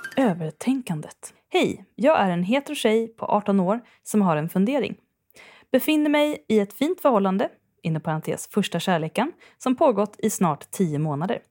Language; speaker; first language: Swedish; native; Swedish